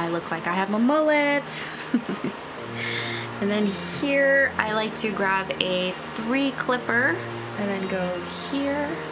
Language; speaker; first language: English; early bilingual, other home language; Spanish